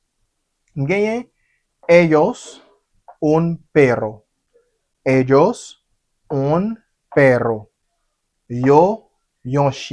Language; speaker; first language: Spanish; non-native, fluent; Haitian Creole